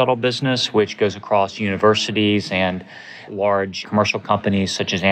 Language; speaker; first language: English; native; English